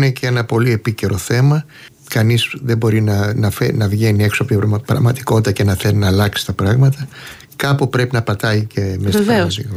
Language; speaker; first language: Greek; native; Greek